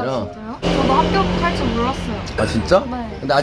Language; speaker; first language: Korean; native; Korean